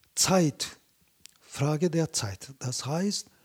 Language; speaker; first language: German; non-native, fluent; Japanese